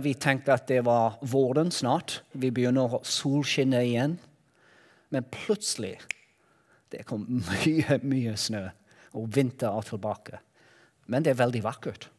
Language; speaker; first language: Norwegian; non-native, learner; Welsh